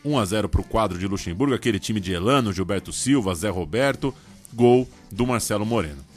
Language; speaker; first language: Portuguese; native; Portuguese